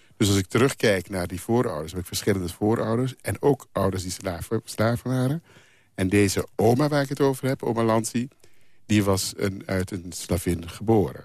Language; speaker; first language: Dutch; non-native, local second language; Papiamento